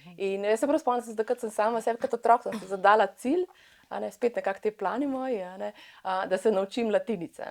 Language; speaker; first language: Slovenian; early bilingual, other home language; Bosnian